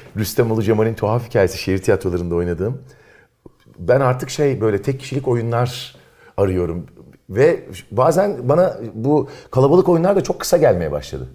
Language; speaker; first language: Turkish; native; Turkish